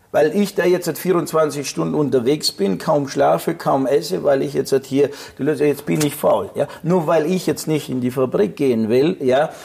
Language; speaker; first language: German; non-native, fluent; Russian